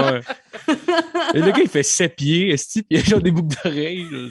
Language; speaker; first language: French; native; French